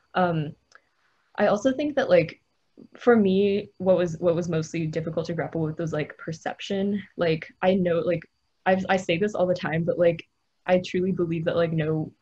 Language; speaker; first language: English; native; English